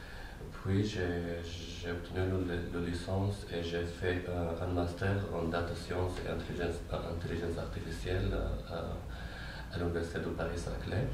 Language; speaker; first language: French; non-native, fluent; Arabic